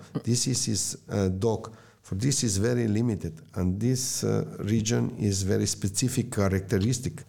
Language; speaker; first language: English; non-native, learner; Slovenian